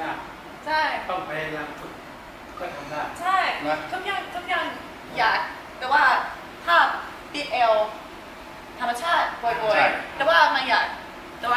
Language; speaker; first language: Thai; non-native, learner; English